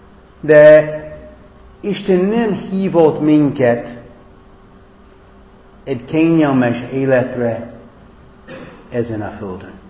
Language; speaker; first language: Hungarian; non-native, fluent; English